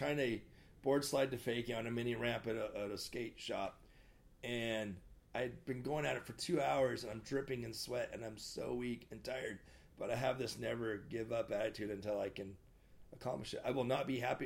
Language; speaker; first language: English; native; English